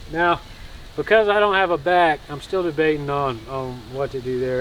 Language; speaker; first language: English; native; English